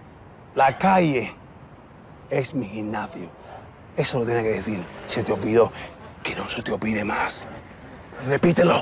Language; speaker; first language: Spanish; native; Spanish